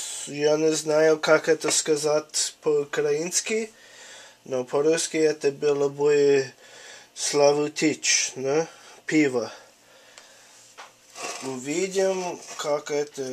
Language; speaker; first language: Russian; non-native, learner; English